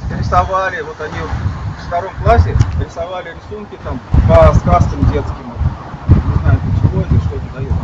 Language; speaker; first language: Russian; native; Russian